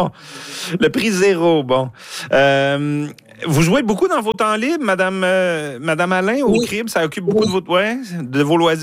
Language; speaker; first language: French; native; French